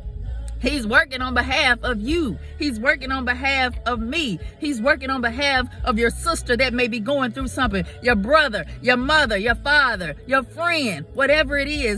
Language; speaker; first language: English; native; English